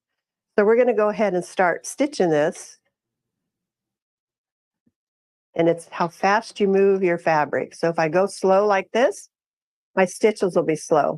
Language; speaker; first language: English; native; English